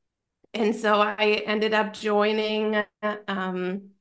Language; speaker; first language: English; non-native, fluent; German